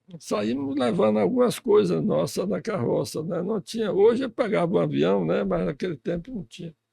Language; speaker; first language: Portuguese; early bilingual, other home language; Russian